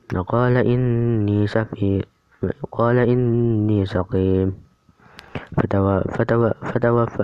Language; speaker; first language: Arabic; non-native, learner; Indonesian